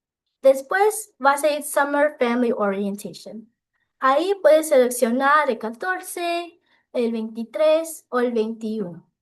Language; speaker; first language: Spanish; non-native, local second language; English